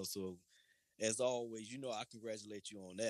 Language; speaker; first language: English; native; English